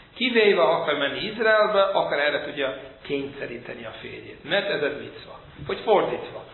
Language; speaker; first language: Hungarian; non-native, fluent; English